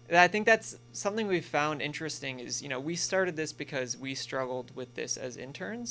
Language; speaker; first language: English; native; English